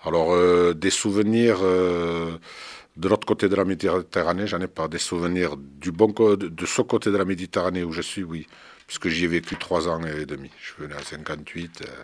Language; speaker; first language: French; early bilingual, other home language; Arabic